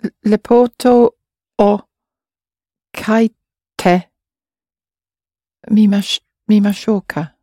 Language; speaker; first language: Japanese; non-native, learner; English